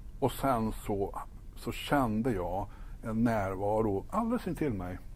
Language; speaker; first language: Swedish; native; Swedish